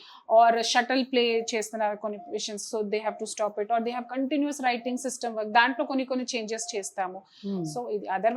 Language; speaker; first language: Telugu; non-native, fluent; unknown